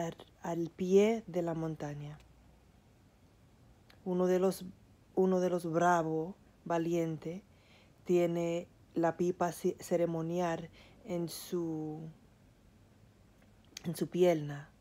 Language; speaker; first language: Spanish; early bilingual, heritage; Spanish